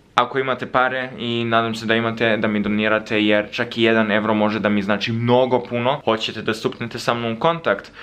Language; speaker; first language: Serbian; early bilingual, heritage; Serbian